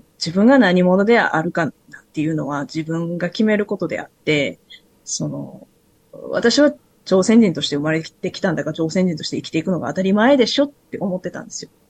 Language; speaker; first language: Japanese; native; Japanese